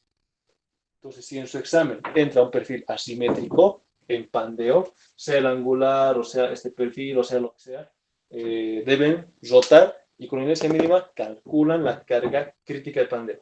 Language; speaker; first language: Spanish; native; Spanish